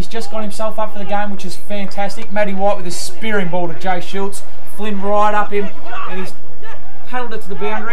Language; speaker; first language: English; native; English